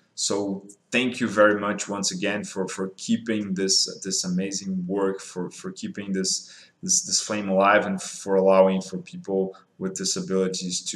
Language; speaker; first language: English; non-native, fluent; Portuguese